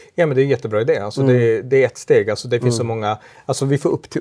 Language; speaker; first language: Swedish; native; Swedish